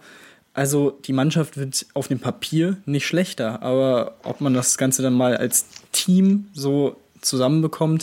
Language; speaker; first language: German; native; German